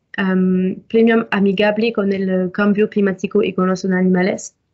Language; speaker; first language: Spanish; non-native, fluent; French